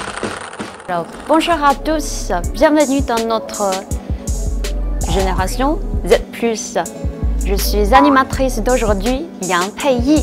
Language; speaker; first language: French; non-native, fluent; Chinese